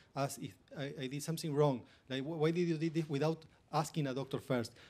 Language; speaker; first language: English; non-native, fluent; Spanish